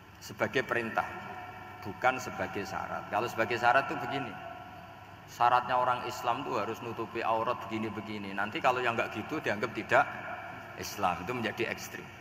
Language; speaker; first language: Indonesian; non-native, local second language; Javanese